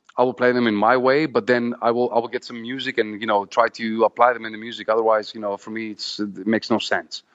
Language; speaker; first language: English; non-native, fluent; Greek